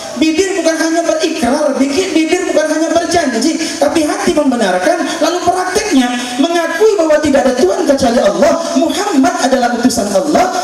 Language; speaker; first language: Indonesian; non-native, local second language; Buginese